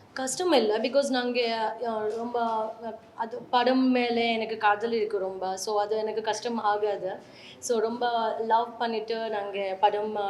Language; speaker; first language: Tamil; non-native, learner; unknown